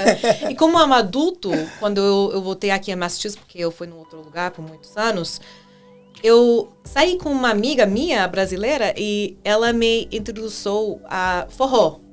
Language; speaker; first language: Portuguese; non-native, fluent; English